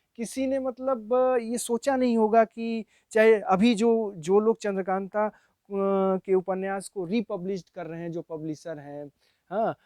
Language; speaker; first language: Hindi; native; Hindi